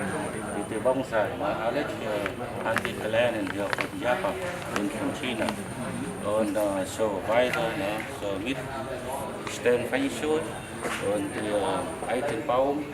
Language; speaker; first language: German; non-native, learner; Vietnamese